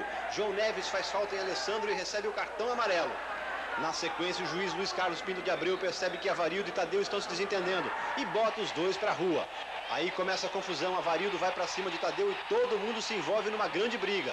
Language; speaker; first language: Portuguese; native; Portuguese